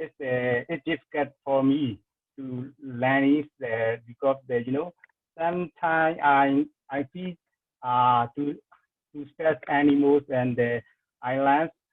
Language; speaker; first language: English; non-native, learner; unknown